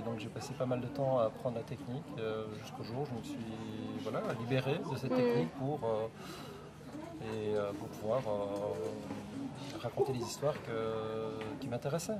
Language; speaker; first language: French; early bilingual, other home language; Korean